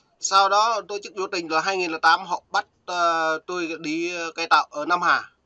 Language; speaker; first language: Vietnamese; non-native, local second language; Jarai